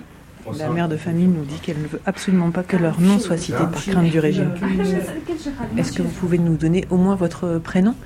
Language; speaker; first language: French; native; French